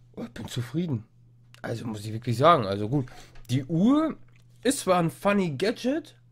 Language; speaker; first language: German; non-native, fluent; English